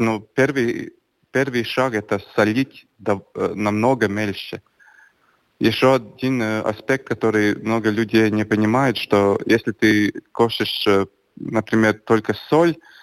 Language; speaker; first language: Russian; non-native, local second language; Latvian